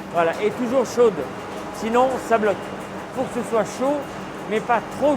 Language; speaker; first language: French; native; French